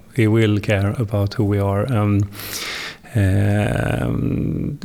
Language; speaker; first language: English; non-native, fluent; Swedish